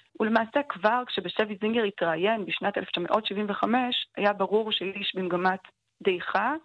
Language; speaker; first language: Hebrew; native; Hebrew